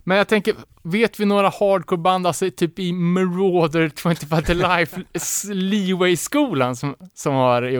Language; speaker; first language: Swedish; native; Swedish